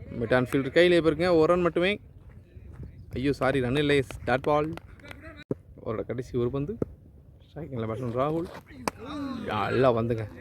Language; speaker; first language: Tamil; native; Tamil